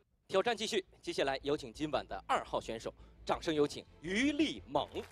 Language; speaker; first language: Chinese; native; Chinese